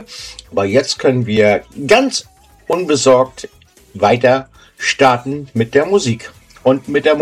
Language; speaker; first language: German; native; German